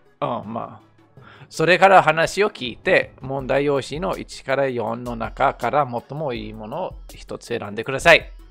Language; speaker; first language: Japanese; non-native, fluent; English